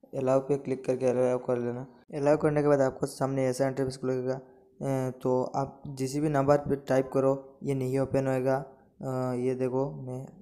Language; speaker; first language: Hindi; native; Hindi